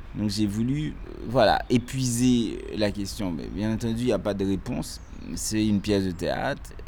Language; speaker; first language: French; non-native, local second language; Haitian Creole